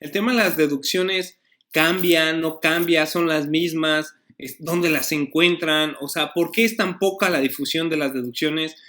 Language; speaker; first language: Spanish; native; Spanish